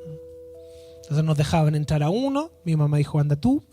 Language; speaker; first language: Spanish; native; Spanish